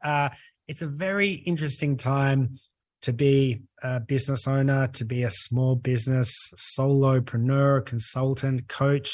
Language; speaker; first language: English; native; English